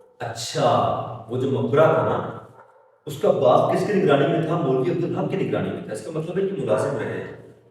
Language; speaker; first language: Urdu; native; Urdu